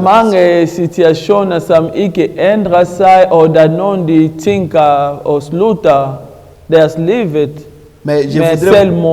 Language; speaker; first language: Danish; non-native, learner; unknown